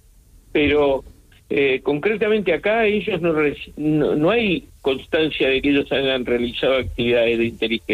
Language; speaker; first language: Spanish; native; Spanish